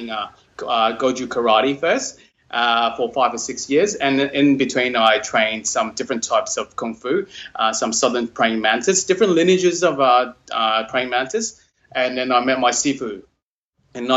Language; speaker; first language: English; non-native, local second language; Cantonese